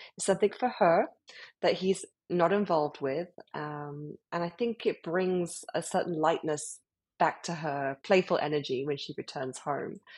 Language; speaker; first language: English; native; English